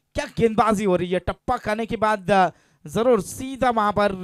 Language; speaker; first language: Hindi; non-native, local second language; Marathi